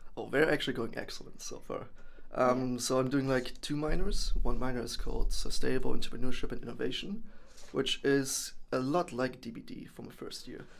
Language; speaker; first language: English; non-native, fluent; German